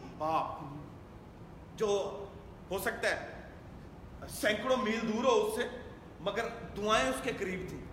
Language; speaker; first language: Urdu; non-native, local second language; Punjabi